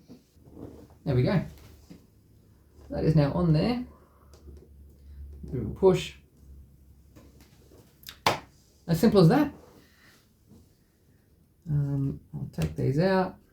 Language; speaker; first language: English; native; English